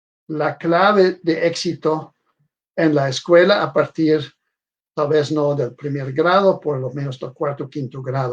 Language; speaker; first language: Spanish; non-native, fluent; Dutch